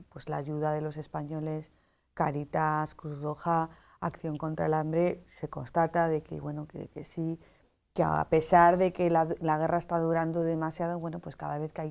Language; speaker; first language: Spanish; native; Spanish